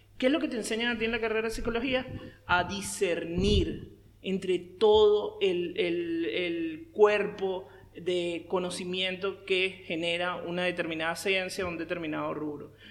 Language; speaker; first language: Spanish; native; Spanish